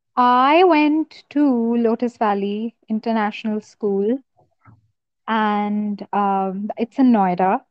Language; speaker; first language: English; non-native, local second language; Hindi